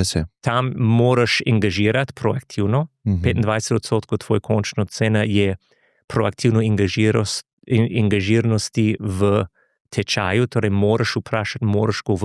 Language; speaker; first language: Slovenian; non-native, fluent; English